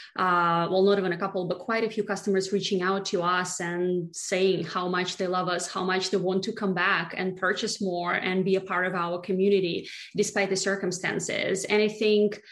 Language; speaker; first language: English; non-native, fluent; Russian